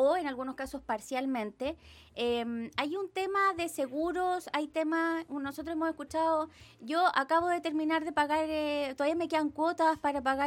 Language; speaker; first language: Spanish; native; Spanish